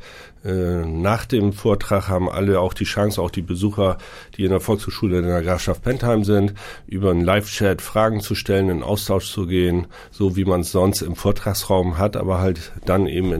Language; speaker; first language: German; native; German